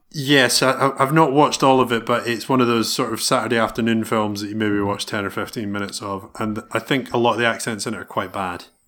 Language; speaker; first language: English; native; English